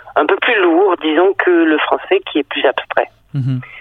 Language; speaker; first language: French; early bilingual, other home language; Danish